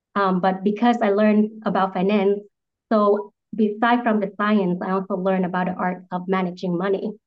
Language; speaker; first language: English; non-native, fluent; Vietnamese